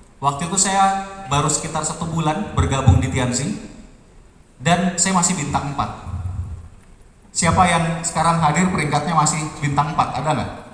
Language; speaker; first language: Indonesian; native; Indonesian